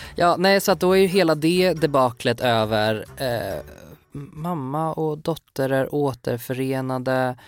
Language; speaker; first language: Swedish; native; Swedish